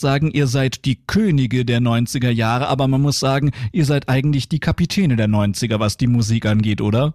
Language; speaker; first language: German; native; German